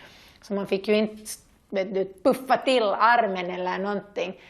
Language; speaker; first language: Swedish; native; Swedish